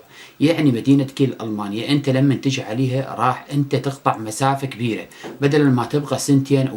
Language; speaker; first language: Arabic; native; Arabic